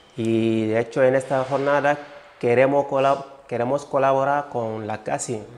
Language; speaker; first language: Spanish; non-native, fluent; Wolof